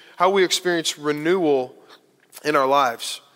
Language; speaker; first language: English; native; English